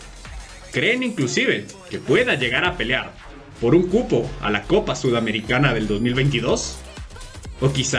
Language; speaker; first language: Spanish; native; Spanish